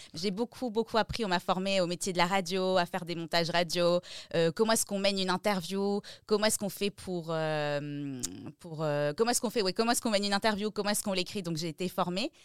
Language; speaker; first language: French; native; French